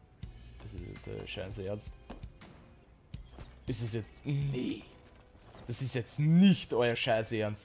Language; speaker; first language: German; native; German